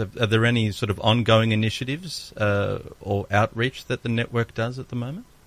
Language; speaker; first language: English; early bilingual, other home language; Greek